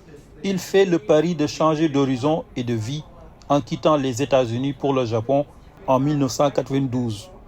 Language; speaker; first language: French; native; French